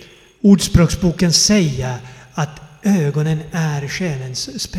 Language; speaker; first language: Swedish; non-native, fluent; Finnish